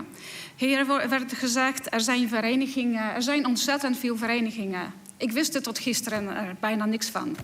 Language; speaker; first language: Dutch; non-native, fluent; Polish